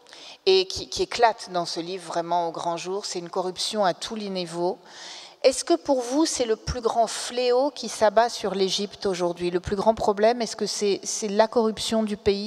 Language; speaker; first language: French; native; French